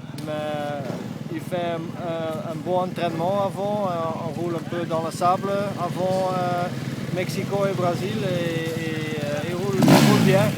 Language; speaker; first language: French; non-native, fluent; Dutch